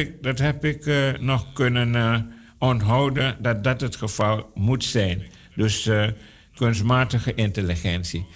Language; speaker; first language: Dutch; non-native, local second language; Sranan Tongo